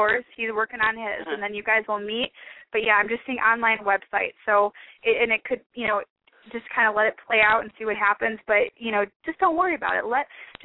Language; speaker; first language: English; native; English